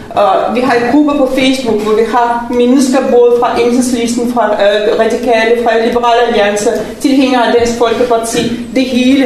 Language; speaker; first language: Danish; non-native, fluent; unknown